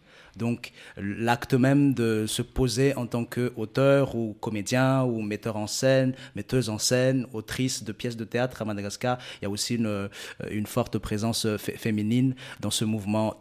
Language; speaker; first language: French; non-native, local second language; Malagasy